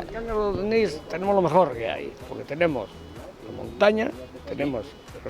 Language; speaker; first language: Spanish; native; Spanish